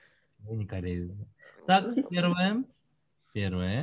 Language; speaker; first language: Russian; non-native, fluent; Korean